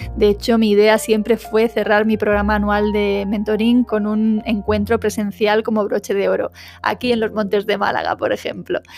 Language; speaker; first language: Spanish; native; Spanish